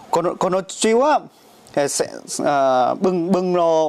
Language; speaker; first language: Japanese; non-native, learner; Vietnamese